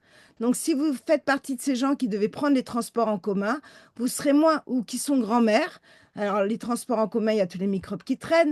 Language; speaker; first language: French; native; French